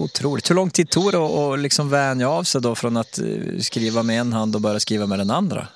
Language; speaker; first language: Swedish; native; Swedish